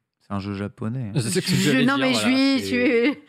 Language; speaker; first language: French; native; French